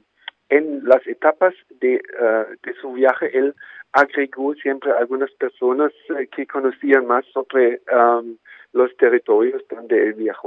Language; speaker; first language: Spanish; non-native, fluent; German